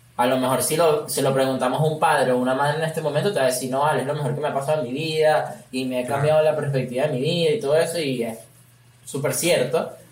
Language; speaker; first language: Spanish; native; Spanish